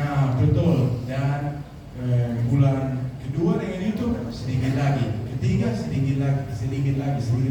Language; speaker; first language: Indonesian; non-native, fluent; Danish